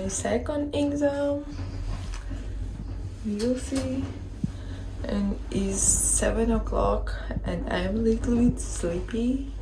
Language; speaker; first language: English; non-native, learner; Ukrainian